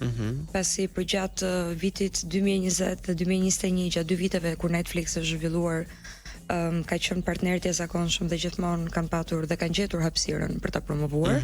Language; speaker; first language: Albanian; native; Albanian